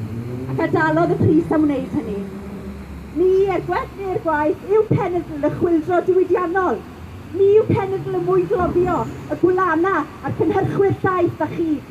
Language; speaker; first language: Welsh; native; Welsh